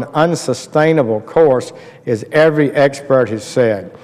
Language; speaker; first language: English; native; English